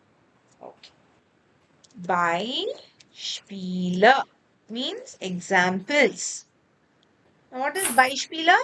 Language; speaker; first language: German; non-native, learner; Tamil